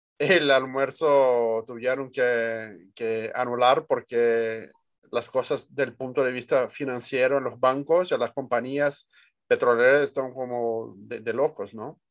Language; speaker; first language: Spanish; non-native, fluent; Portuguese